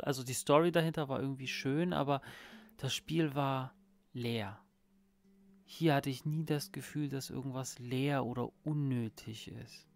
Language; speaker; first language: German; native; German